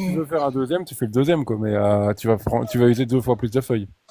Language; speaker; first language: French; native; French